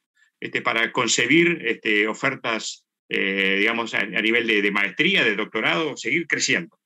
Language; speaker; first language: Spanish; native; Spanish